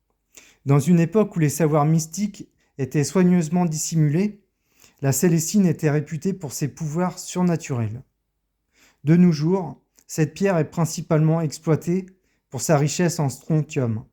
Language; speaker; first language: French; native; French